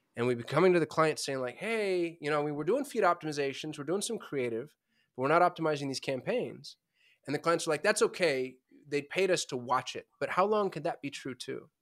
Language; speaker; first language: English; early bilingual, other home language; Urdu